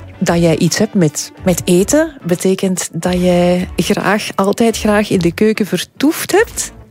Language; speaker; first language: Dutch; native; Dutch